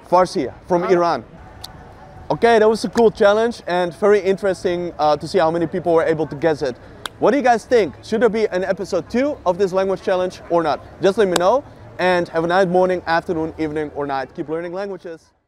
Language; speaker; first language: English; non-native, fluent; Dutch